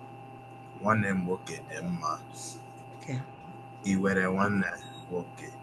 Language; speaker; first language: Igbo; non-native, learner; English